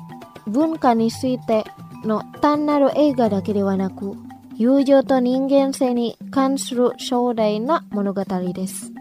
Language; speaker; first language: Japanese; non-native, fluent; Indonesian